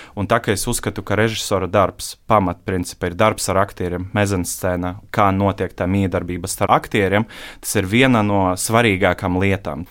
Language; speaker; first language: Latvian; non-native, local second language; Russian